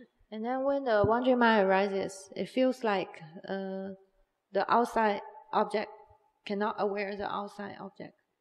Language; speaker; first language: English; non-native, fluent; Chinese